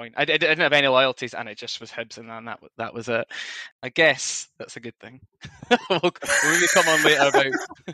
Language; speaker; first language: English; native; English